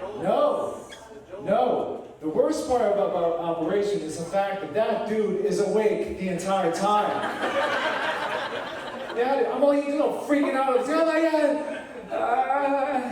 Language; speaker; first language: English; native; English